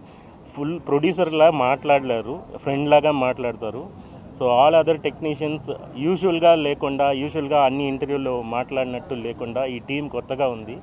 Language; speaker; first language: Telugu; non-native, learner; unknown